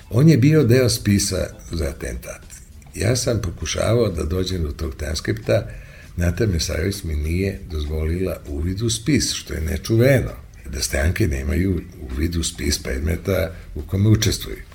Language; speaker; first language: Serbian; native; Serbian